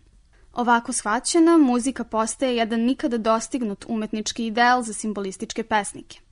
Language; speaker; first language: Serbian; native; Serbian